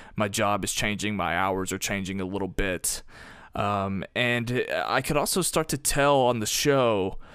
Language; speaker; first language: English; native; English